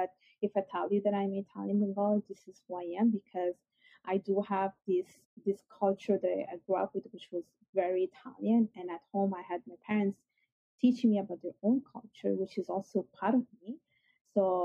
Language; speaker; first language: English; non-native, fluent; Italian